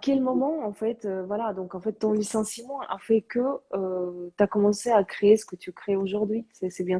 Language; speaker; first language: French; early bilingual, other home language; Korean